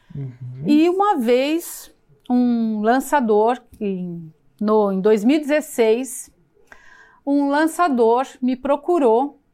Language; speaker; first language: Portuguese; native; Portuguese